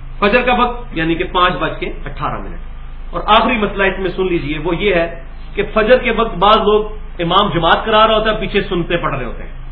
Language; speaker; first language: Urdu; non-native, local second language; Punjabi